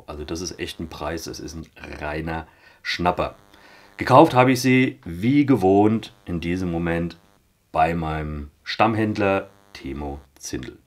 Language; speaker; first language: German; native; German